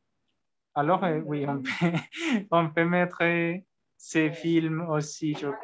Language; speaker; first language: French; non-native, learner; Spanish